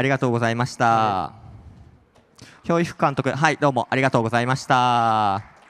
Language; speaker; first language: Japanese; native; Japanese